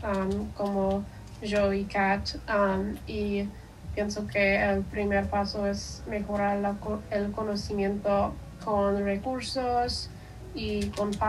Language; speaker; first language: Spanish; non-native, learner; English